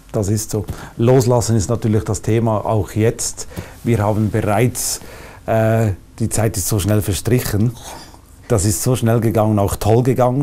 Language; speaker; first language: German; native; German